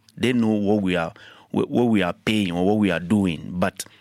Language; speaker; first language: English; non-native, learner; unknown